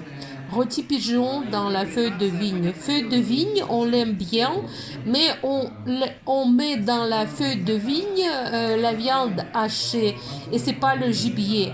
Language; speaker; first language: French; non-native, fluent; Russian